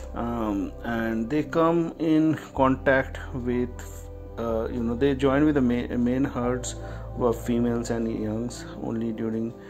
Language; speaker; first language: English; non-native, local second language; Hindi